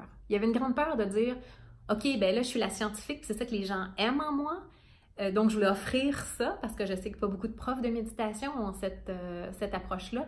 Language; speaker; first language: French; native; French